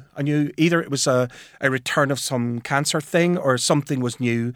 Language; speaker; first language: English; native; English